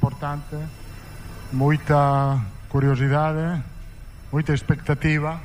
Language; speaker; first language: Portuguese; non-native, fluent; Italian